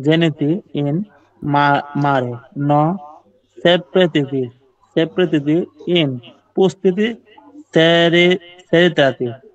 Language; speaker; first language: Italian; non-native, learner; Bangla